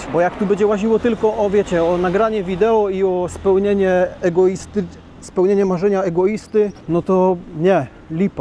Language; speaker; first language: Polish; native; Polish